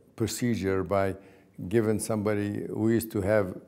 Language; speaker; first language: English; non-native, fluent; Arabic